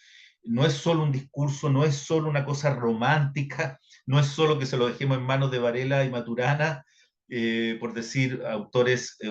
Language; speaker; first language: Spanish; native; Spanish